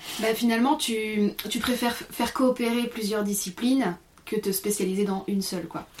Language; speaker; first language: French; native; French